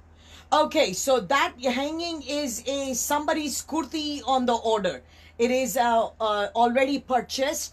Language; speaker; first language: English; non-native, local second language; Urdu